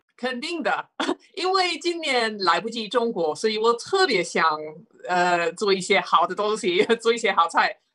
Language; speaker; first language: Chinese; non-native, fluent; English